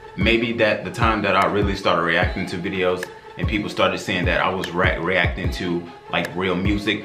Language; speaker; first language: English; native; English